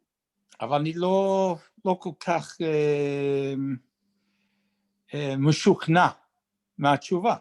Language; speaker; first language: Hebrew; non-native, fluent; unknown